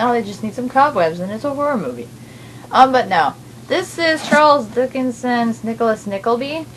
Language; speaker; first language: English; native; English